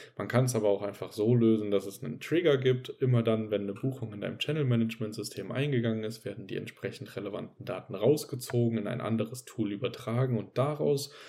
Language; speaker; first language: German; native; German